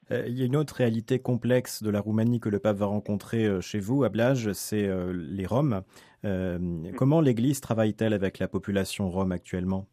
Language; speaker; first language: French; native; French